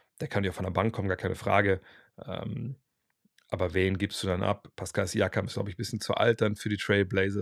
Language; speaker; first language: German; native; German